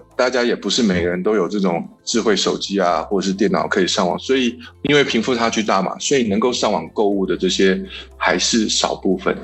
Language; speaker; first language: Chinese; early bilingual, heritage; Chinese